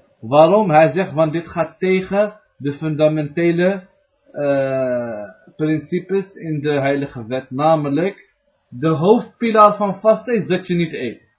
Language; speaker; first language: Dutch; early bilingual, other home language; Arabic